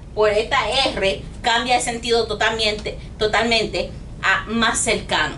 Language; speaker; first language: Spanish; non-native, learner; English